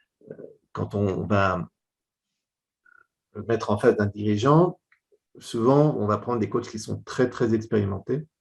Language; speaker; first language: French; native; French